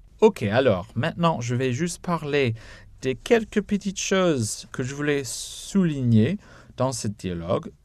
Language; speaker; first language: French; non-native, fluent; English